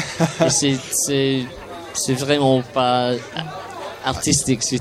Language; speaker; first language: French; non-native, fluent; English